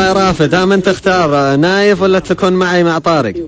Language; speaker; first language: Arabic; native; Arabic